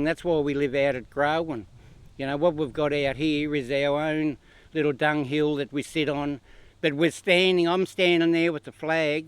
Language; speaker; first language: English; native; English